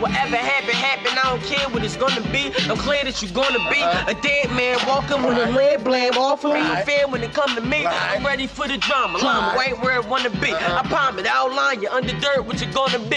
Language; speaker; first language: English; native; English